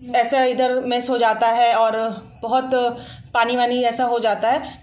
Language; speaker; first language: Hindi; native; Hindi